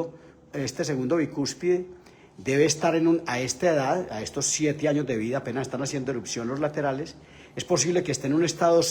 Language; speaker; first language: Spanish; native; Spanish